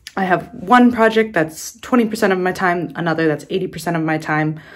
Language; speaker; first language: English; native; English